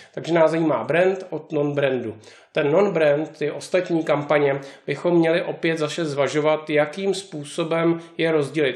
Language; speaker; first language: Czech; native; Czech